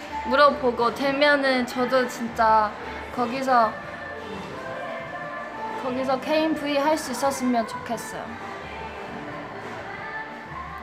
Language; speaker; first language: Korean; non-native, fluent; Chinese